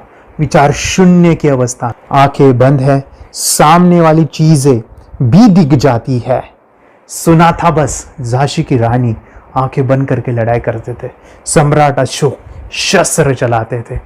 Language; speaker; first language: Hindi; native; Hindi